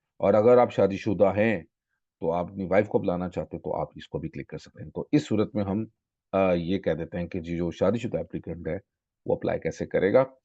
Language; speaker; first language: Urdu; non-native, local second language; Punjabi